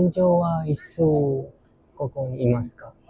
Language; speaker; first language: Japanese; non-native, learner; Sinhala